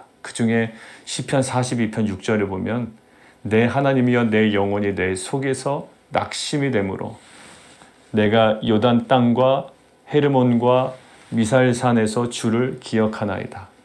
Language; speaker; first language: Korean; native; Korean